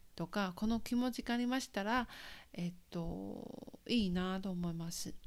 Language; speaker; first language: Japanese; non-native, fluent; Chinese